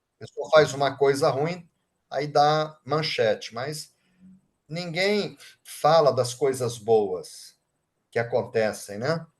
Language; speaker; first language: Portuguese; native; Portuguese